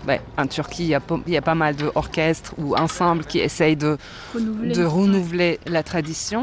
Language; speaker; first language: French; non-native, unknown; Turkish